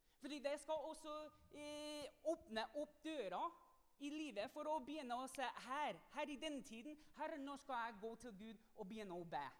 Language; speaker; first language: Norwegian; non-native, fluent; English